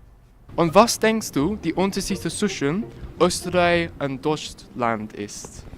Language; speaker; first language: German; non-native, learner; English